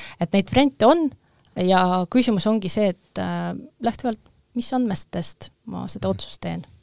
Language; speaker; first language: Estonian; non-native, local second language; Russian